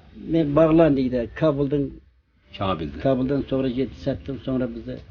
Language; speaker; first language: Turkish; non-native, learner; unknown